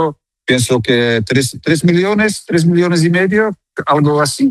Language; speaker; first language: Spanish; non-native, fluent; Dutch